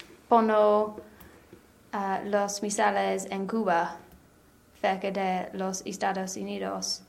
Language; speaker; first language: Spanish; non-native, learner; English